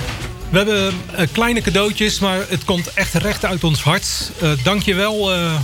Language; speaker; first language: Dutch; native; Dutch